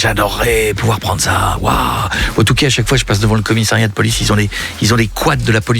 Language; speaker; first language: French; native; French